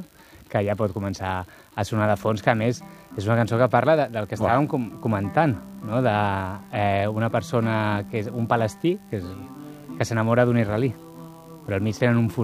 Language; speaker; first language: Catalan; native; Catalan